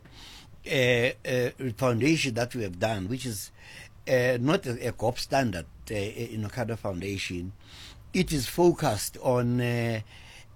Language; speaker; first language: English; non-native, local second language; Zulu